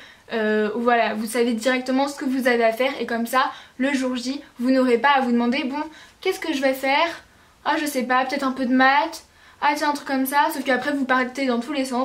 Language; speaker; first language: French; native; French